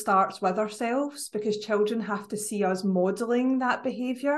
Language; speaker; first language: English; native; English